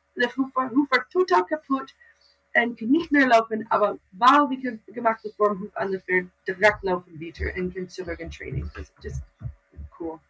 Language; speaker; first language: German; non-native, learner; English